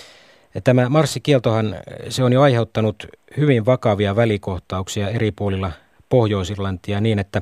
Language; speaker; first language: Finnish; native; Finnish